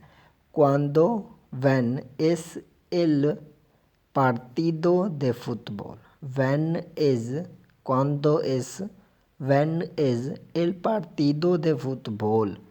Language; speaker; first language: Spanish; non-native, learner; Urdu